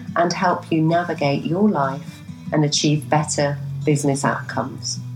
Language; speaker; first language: English; native; English